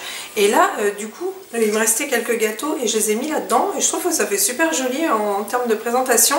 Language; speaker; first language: French; native; French